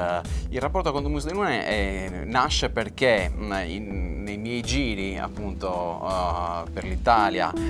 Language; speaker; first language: Italian; native; Italian